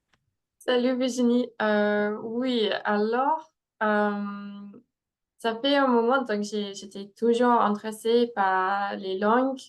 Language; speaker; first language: French; non-native, fluent; English